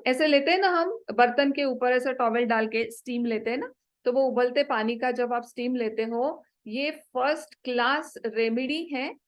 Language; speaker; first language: Hindi; non-native, local second language; Marathi